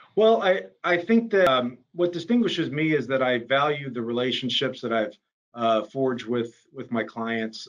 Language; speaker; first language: English; native; English